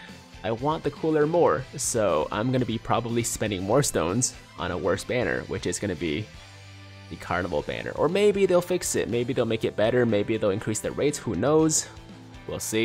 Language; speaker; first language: English; native; English